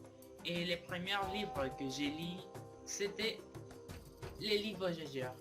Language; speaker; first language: French; non-native, learner; Spanish